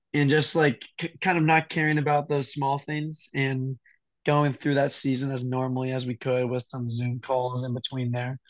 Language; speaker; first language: English; native; English